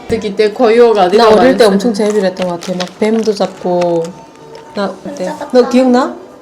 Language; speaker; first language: Korean; native; Korean